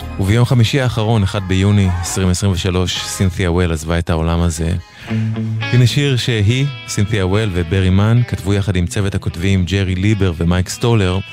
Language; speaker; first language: Hebrew; native; Hebrew